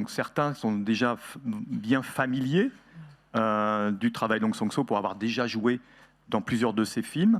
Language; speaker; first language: French; native; French